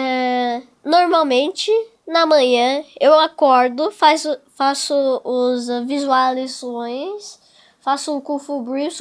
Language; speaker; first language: Portuguese; non-native, local second language; English